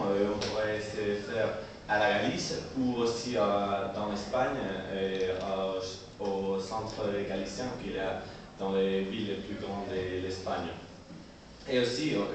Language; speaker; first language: French; non-native, learner; Spanish